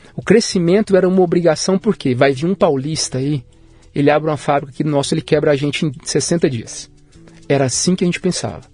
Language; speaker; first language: Portuguese; native; Portuguese